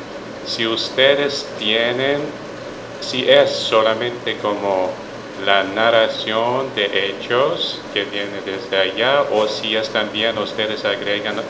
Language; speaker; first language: Spanish; non-native, fluent; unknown